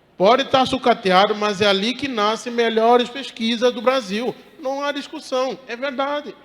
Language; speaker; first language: Portuguese; non-native, local second language; Upper Guinea Crioulo